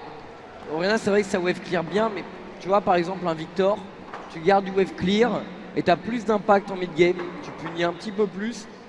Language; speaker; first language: French; native; French